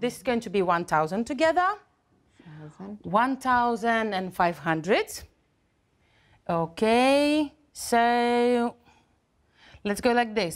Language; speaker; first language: English; non-native, fluent; Ukrainian